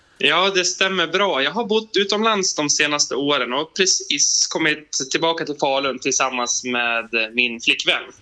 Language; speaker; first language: Swedish; native; Swedish